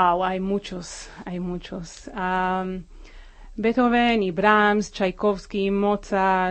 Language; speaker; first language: Spanish; non-native, fluent; Hebrew